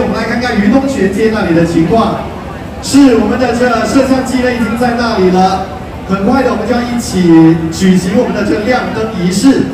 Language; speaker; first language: Chinese; native; Chinese